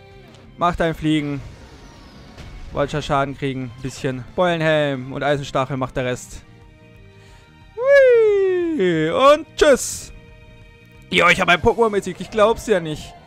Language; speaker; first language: German; native; German